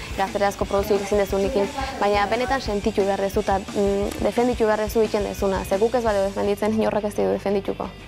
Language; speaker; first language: Basque; native; Basque